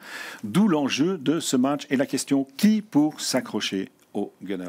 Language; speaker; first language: French; native; French